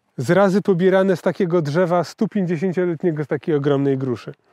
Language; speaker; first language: Polish; native; Polish